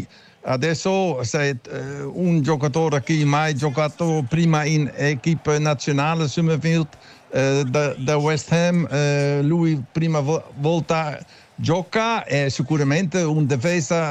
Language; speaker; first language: Italian; non-native, learner; Dutch